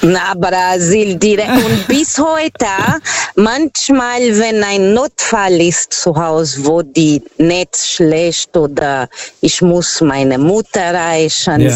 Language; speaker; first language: German; non-native, learner; Portuguese